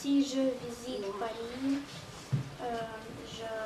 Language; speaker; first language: French; non-native, learner; Russian